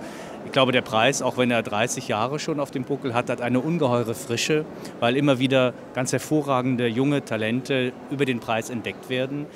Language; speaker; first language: German; native; German